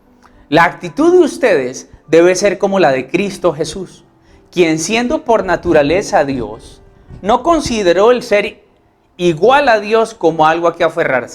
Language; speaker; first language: Spanish; native; Spanish